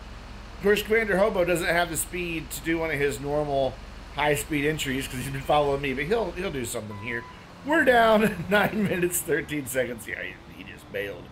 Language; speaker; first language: English; native; English